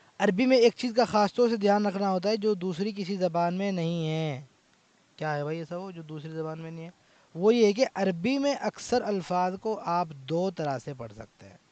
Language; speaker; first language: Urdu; native; Urdu